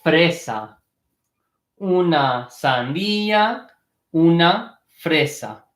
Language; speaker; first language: Spanish; non-native, fluent; English